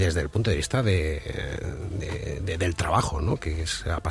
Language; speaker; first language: Spanish; native; Spanish